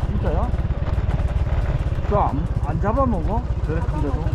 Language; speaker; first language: Korean; native; Korean